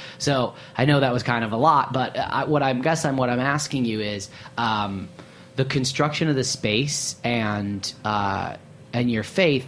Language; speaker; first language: English; native; English